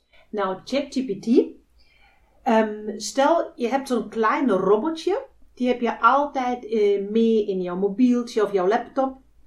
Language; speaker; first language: Dutch; non-native, fluent; German